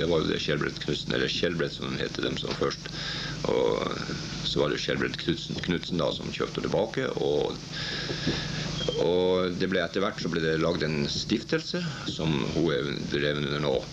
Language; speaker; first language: Norwegian; native; Norwegian